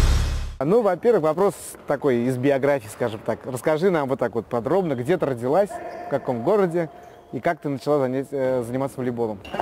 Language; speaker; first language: Russian; native; Russian